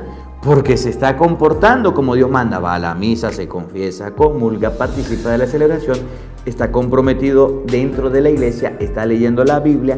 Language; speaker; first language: Spanish; native; Spanish